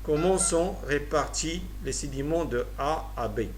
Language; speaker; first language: French; non-native, local second language; Arabic